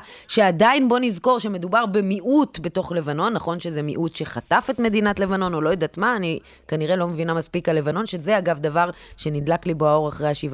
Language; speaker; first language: Hebrew; native; Hebrew